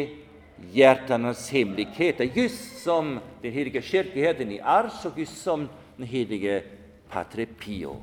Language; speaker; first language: Swedish; non-native, fluent; German